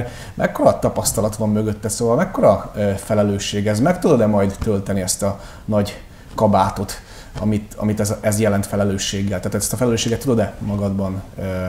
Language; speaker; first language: Hungarian; native; Hungarian